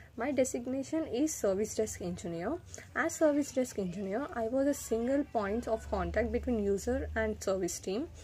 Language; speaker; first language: English; non-native, local second language; Telugu